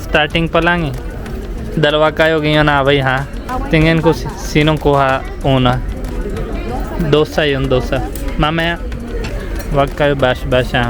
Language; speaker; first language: Filipino; non-native, learner; Punjabi